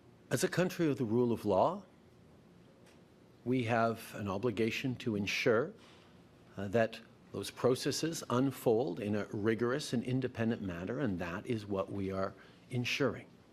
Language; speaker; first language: English; native; English